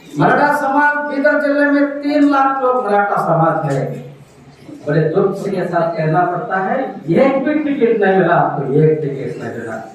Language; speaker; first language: Hindi; non-native, local second language; Marathi